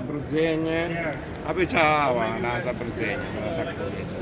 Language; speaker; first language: Polish; non-native, learner; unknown